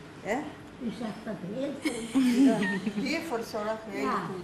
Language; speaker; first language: Dutch; non-native, local second language; Caribbean Hindustani